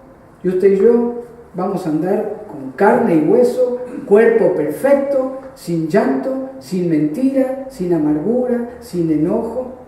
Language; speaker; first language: Spanish; native; Spanish